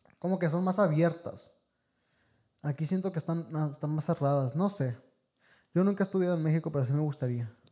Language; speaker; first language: Spanish; early bilingual, heritage; Spanish